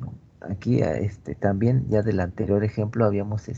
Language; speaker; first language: Spanish; native; Spanish